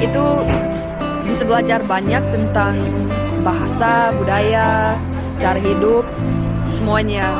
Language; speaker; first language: Indonesian; non-native, learner; English